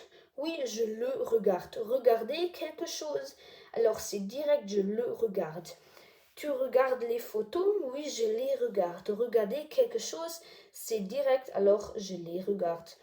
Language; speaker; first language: French; non-native, learner; German